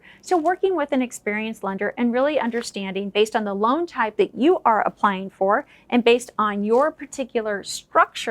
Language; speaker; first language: English; native; English